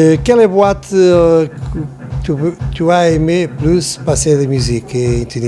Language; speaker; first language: French; non-native, learner; Portuguese